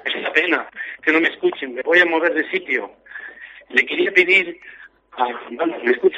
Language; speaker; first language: Spanish; native; Spanish